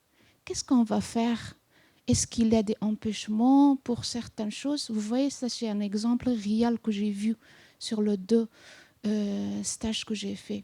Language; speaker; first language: French; non-native, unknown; Persian